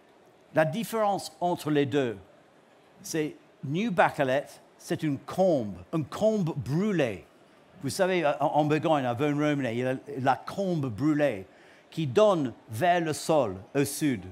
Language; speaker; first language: French; non-native, learner; English